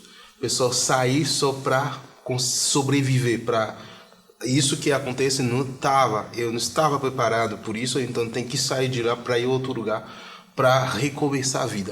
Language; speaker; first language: Portuguese; non-native, fluent; Haitian Creole